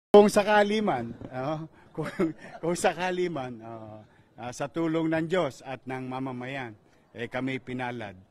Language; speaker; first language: Filipino; native; Filipino